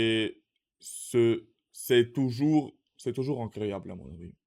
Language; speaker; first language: French; non-native, learner; Russian